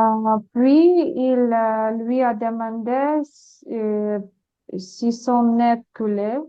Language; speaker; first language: French; non-native, learner; Ukrainian